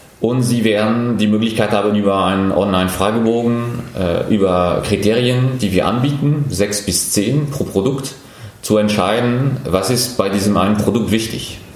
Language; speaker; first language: German; non-native, fluent; French